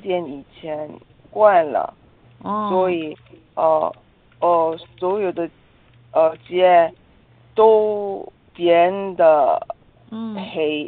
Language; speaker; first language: Chinese; non-native, learner; Korean